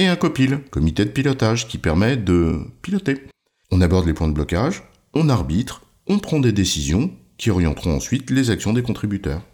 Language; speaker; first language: French; native; French